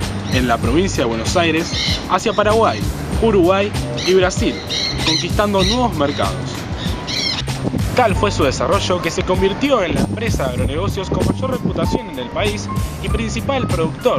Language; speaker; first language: Spanish; native; Spanish